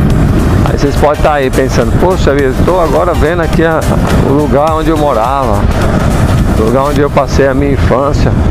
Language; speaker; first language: Portuguese; native; Portuguese